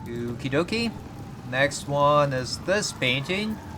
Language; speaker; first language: English; native; English